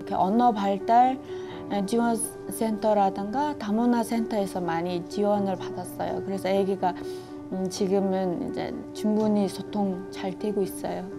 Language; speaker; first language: Korean; non-native, fluent; Mongolian